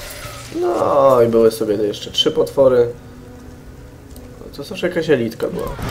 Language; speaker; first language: Polish; native; Polish